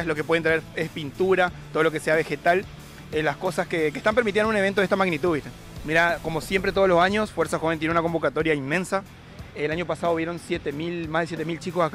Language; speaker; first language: Spanish; native; Spanish